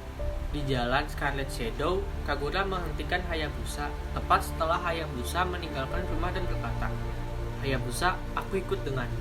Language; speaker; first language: Indonesian; native; Indonesian